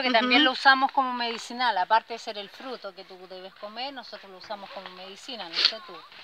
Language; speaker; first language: Spanish; native; Spanish